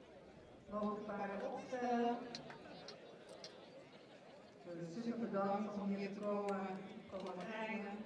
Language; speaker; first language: Dutch; native; Dutch